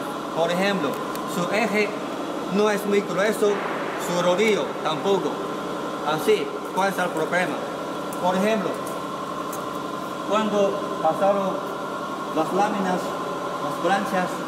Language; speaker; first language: Spanish; non-native, learner; Chinese